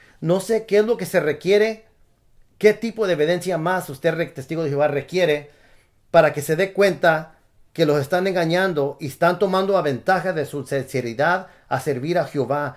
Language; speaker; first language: Spanish; early bilingual, other home language; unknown